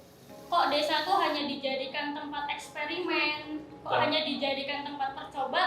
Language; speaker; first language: Indonesian; native; Indonesian